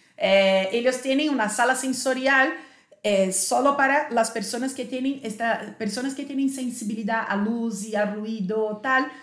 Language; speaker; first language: Spanish; non-native, fluent; Portuguese